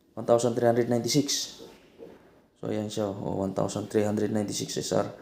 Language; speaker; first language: Filipino; native; Filipino